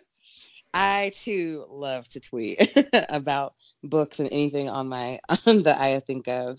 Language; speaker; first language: English; native; English